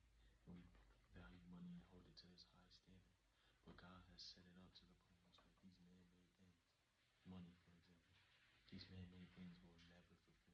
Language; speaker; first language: English; native; English